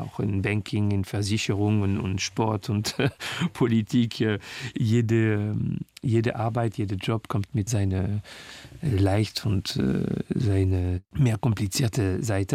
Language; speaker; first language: German; non-native, learner; French